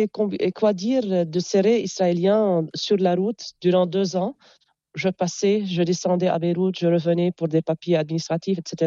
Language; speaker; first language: French; non-native, local second language; Arabic